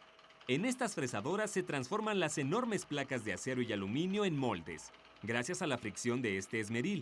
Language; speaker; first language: Spanish; native; Spanish